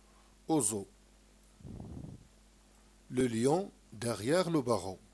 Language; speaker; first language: French; non-native, local second language; Arabic